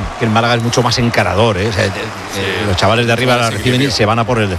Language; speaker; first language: Spanish; native; Spanish